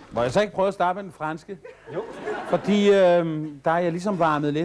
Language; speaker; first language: Danish; native; Danish